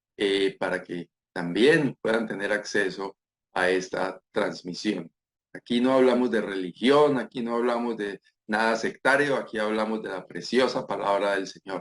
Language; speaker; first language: Spanish; native; Spanish